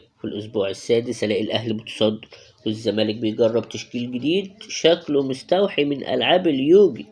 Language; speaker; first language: Arabic; native; Arabic